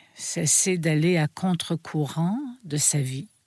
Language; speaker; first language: French; native; French